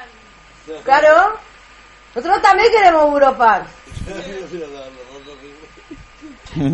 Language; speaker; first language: Spanish; native; Spanish